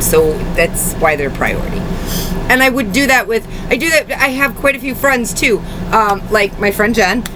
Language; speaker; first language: English; native; English